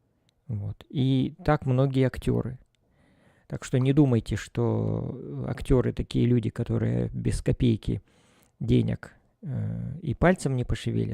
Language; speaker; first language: Russian; native; Russian